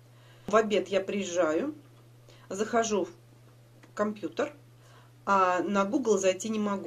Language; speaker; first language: Russian; native; Russian